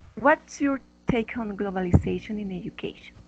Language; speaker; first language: English; non-native, learner; Spanish